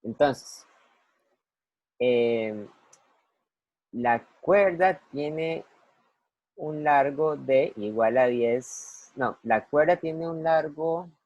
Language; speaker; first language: Spanish; native; Spanish